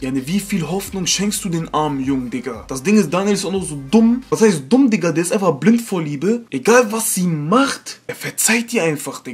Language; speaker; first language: German; native; German